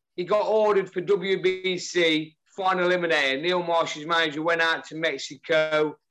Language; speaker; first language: English; native; English